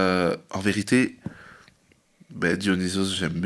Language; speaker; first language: French; native; French